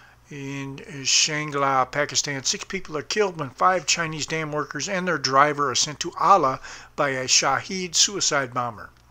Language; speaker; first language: English; native; English